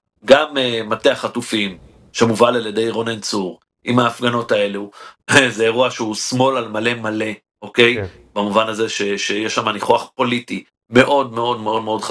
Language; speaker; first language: Hebrew; native; Hebrew